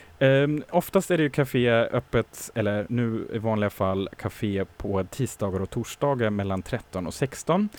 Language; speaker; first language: Swedish; non-native, fluent; German